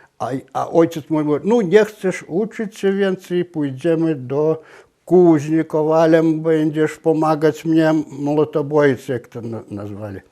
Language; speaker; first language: Polish; non-native, local second language; Belarusian